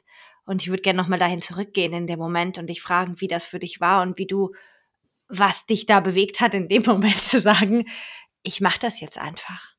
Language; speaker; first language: German; native; German